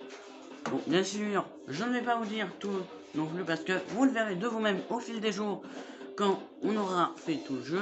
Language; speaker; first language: French; native; French